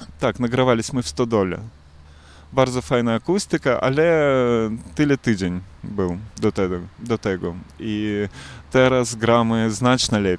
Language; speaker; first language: Polish; non-native, learner; Belarusian